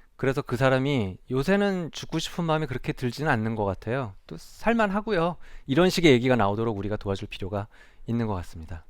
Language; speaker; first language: Korean; native; Korean